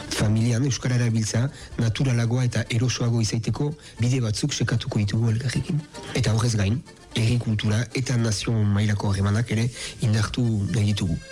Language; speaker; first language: Basque; native; Basque